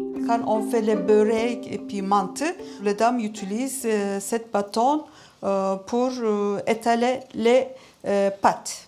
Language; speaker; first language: French; non-native, learner; Turkish